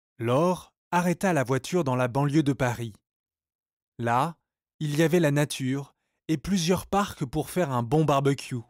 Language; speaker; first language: French; native; French